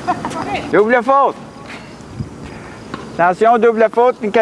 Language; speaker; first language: French; native; French